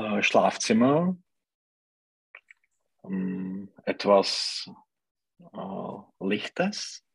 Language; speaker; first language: German; non-native, learner; Czech